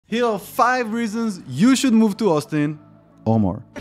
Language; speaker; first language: English; non-native, fluent; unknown